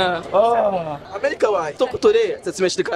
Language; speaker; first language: Japanese; non-native, learner; English